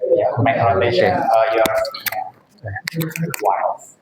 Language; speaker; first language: English; non-native, fluent; Indonesian